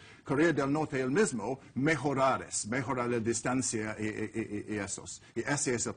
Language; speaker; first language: Spanish; non-native, learner; English